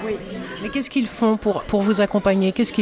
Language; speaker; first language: French; native; French